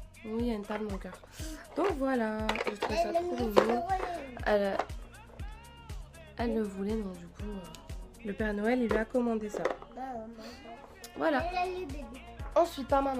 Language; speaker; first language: French; native; French